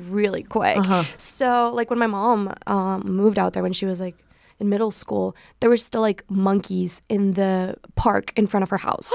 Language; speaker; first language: English; non-native, fluent; Spanish